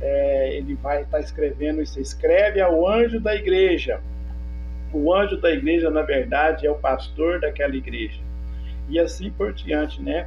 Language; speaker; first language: Portuguese; native; Portuguese